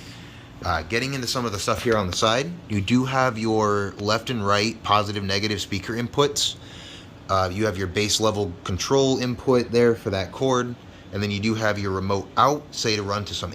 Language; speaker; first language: English; native; English